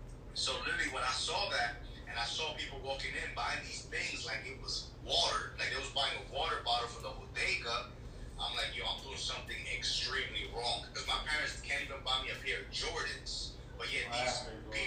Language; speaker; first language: English; native; English